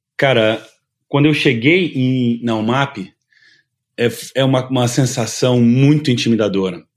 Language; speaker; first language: Portuguese; native; Portuguese